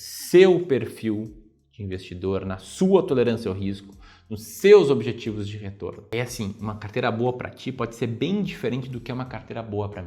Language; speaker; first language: Portuguese; native; Portuguese